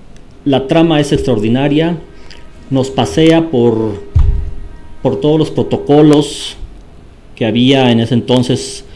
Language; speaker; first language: Spanish; native; Spanish